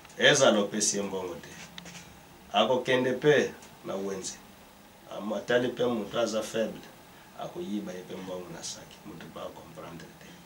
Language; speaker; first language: Lingala; non-native, local second language; Kongo